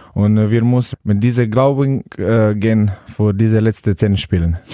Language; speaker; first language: German; non-native, learner; Slovenian